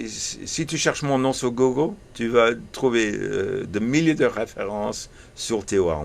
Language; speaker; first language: French; early bilingual, heritage; English